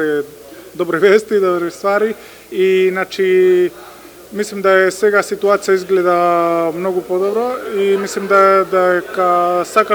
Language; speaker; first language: Macedonian; non-native, fluent; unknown